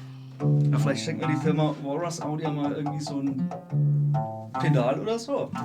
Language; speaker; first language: German; native; German